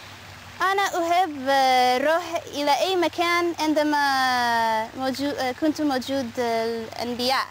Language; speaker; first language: Arabic; non-native, learner; English